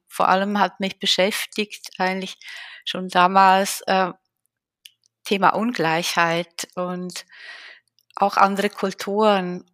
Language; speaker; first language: German; native; German